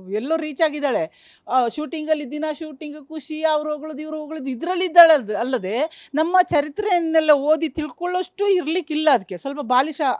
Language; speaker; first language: Kannada; non-native, local second language; Kodava